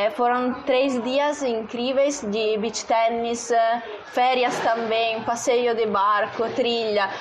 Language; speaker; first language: Portuguese; non-native, fluent; Italian